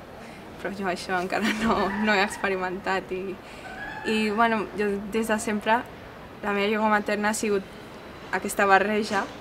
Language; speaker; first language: Catalan; non-native, local second language; Hindi